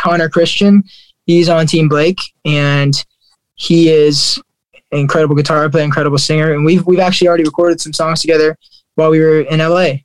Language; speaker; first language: English; native; English